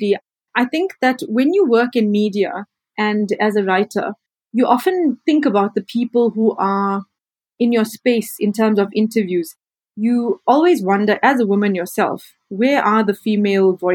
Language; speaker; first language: English; native; English